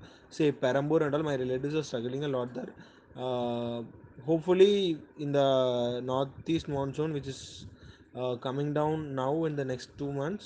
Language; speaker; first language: English; non-native, local second language; Tamil